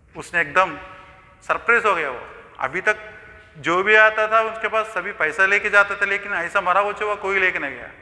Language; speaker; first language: Hindi; non-native, local second language; Telugu